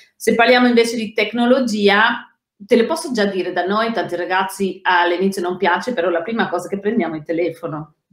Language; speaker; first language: Italian; non-native, fluent; Dutch